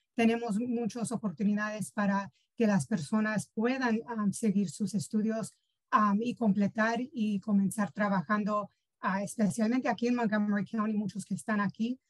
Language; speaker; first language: Spanish; early bilingual, heritage; Spanish